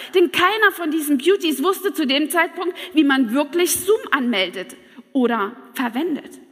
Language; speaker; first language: German; native; German